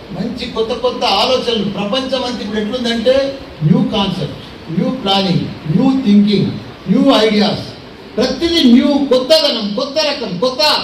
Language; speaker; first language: Telugu; native; Telugu